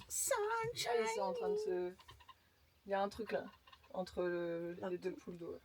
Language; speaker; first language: French; native; French